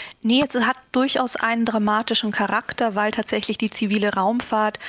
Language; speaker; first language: German; native; German